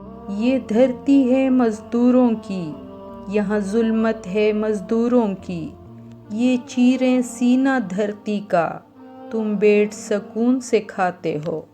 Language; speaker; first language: Urdu; native; Urdu